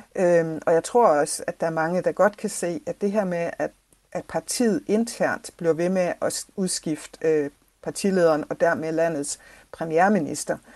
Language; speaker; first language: Danish; non-native, fluent; English